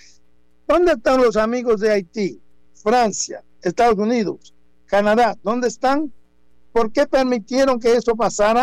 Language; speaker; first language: Spanish; non-native, fluent; Haitian Creole